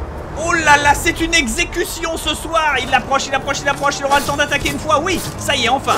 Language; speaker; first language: French; native; French